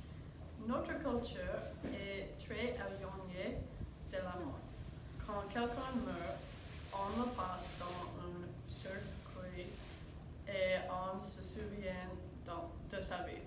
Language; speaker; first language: French; non-native, learner; English